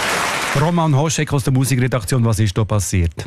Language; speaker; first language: German; native; German